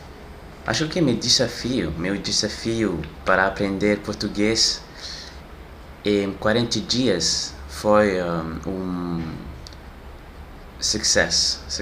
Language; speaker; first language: Portuguese; non-native, learner; French